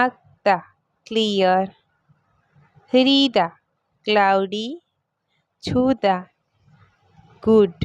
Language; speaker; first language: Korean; non-native, fluent; Hindi